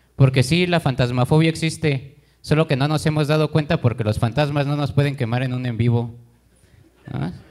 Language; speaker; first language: Spanish; native; Spanish